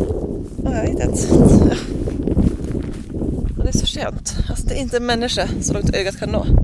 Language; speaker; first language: Swedish; native; Swedish